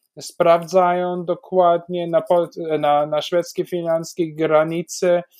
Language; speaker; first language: Polish; non-native, fluent; German